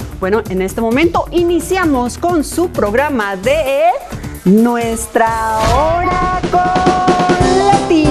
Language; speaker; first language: Spanish; native; Spanish